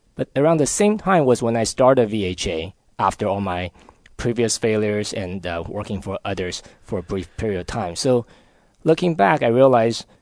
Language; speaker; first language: English; early bilingual, other home language; Chinese